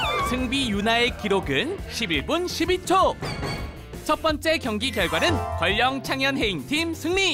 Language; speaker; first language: Korean; native; Korean